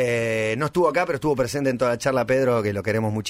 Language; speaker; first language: Spanish; native; Spanish